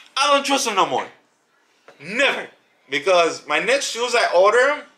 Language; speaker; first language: English; native; English